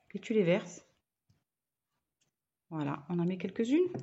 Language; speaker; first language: French; native; French